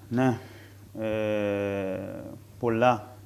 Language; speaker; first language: Greek; non-native, learner; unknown